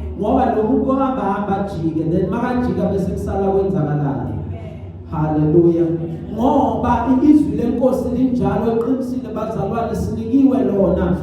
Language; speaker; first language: Zulu; native; Zulu